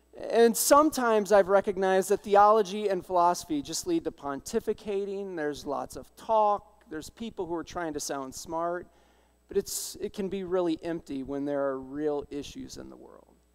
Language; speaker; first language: English; native; English